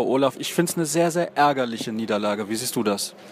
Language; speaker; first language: German; native; German